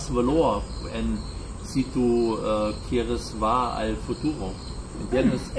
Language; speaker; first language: Spanish; non-native, learner; German